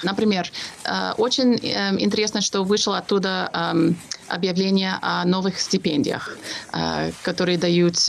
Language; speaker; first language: Russian; non-native, fluent; English